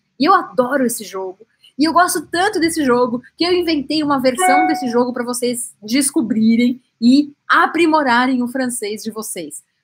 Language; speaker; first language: Portuguese; native; Portuguese